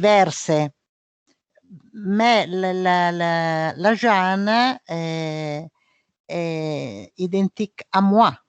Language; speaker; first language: French; non-native, learner; Italian